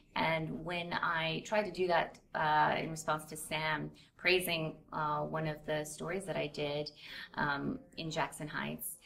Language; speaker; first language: English; native; English